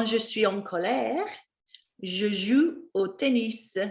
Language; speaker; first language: French; non-native, fluent; English